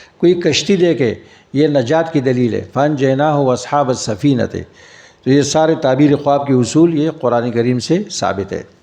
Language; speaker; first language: Urdu; non-native, local second language; Pashto